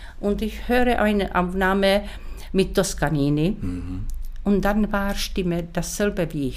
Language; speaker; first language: German; non-native, learner; Czech